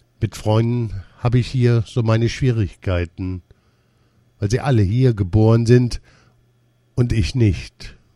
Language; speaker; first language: German; non-native, fluent; Persian